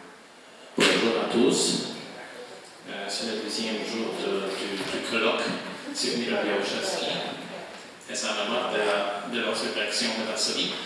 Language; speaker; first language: French; non-native, fluent; Polish